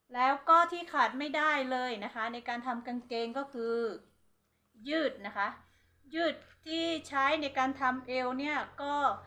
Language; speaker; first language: Thai; non-native, local second language; Hmong